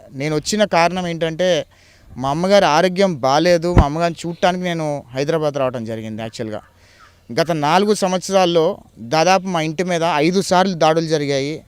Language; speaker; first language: Telugu; native; Telugu